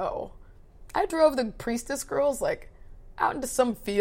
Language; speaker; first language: English; native; English